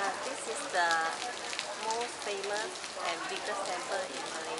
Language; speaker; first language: English; non-native, local second language; Chinese